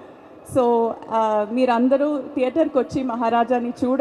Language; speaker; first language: Telugu; non-native, fluent; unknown